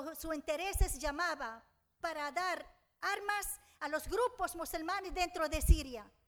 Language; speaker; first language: Spanish; non-native, fluent; Arabic